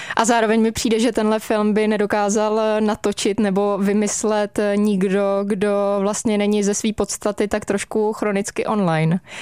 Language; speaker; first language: Czech; native; Czech